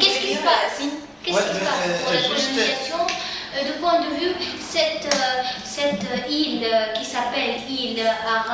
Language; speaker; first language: French; non-native, local second language; Arabic